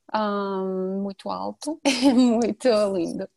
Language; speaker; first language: Portuguese; non-native, fluent; Georgian